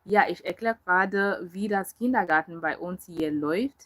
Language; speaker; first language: German; non-native, learner; Yoruba